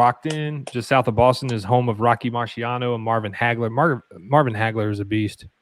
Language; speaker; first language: English; native; English